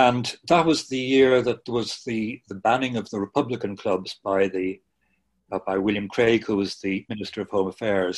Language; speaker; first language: English; native; English